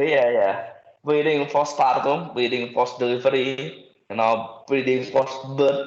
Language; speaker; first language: English; non-native, learner; Indonesian